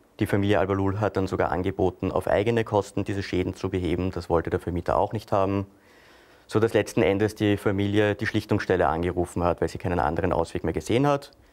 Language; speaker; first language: German; native; German